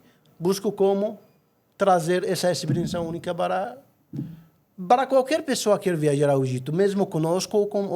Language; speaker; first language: Portuguese; non-native, fluent; Arabic